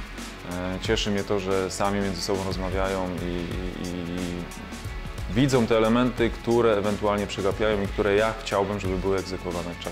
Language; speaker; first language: Polish; native; Polish